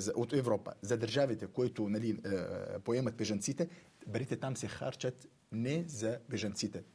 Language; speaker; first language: Bulgarian; non-native, fluent; Arabic